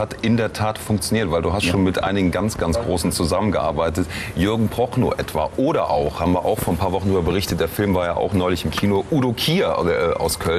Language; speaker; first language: German; native; German